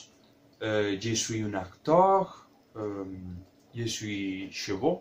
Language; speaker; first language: French; non-native, learner; Spanish